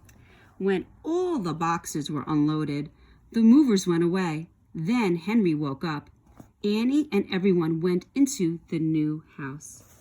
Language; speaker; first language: English; native; English